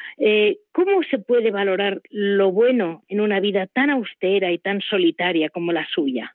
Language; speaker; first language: Spanish; native; Spanish